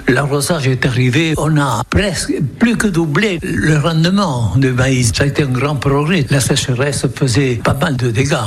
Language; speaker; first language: French; non-native, local second language; Occitan